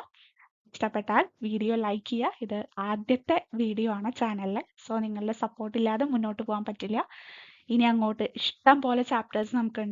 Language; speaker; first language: Malayalam; native; Malayalam